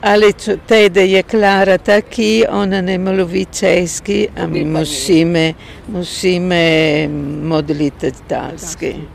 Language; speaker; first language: Czech; non-native, learner; Italian